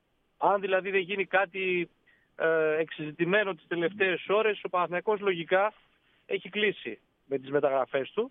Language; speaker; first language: Greek; native; Greek